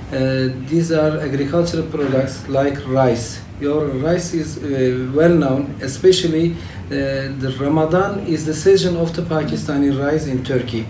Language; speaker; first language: English; non-native, fluent; Turkish